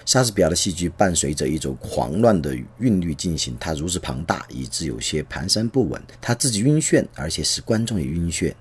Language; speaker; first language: Chinese; native; Chinese